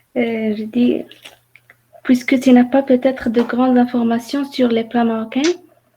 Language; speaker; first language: French; non-native, learner; Arabic